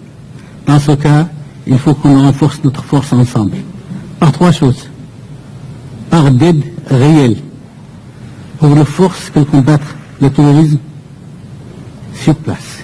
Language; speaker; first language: French; non-native, fluent; Persian